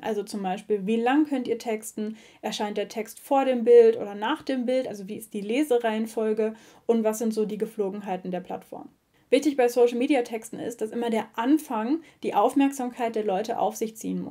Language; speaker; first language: German; native; German